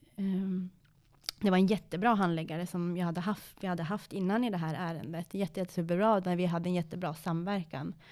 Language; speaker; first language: Swedish; early bilingual, other home language; Persian